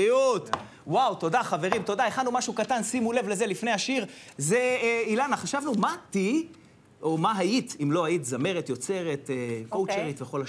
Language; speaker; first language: Hebrew; native; Hebrew